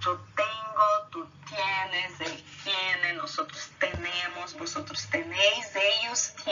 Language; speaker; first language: Spanish; non-native, fluent; Portuguese